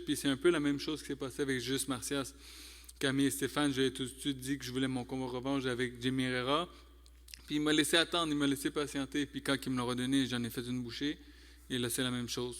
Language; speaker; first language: French; native; French